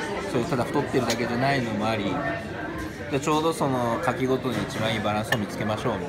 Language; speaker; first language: Japanese; native; Japanese